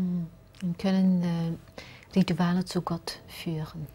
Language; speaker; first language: German; non-native, fluent; Dutch